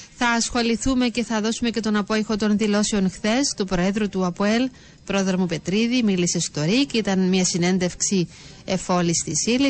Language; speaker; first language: Greek; native; Greek